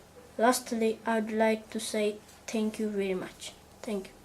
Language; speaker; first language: English; non-native, learner; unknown